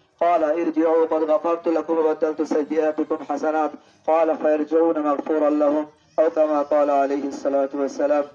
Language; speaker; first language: Arabic; non-native, fluent; Bangla